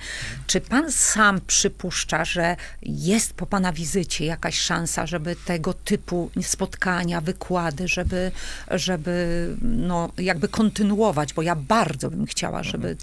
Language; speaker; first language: Polish; native; Polish